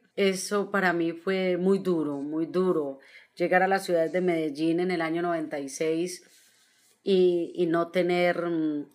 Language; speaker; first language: Spanish; native; Spanish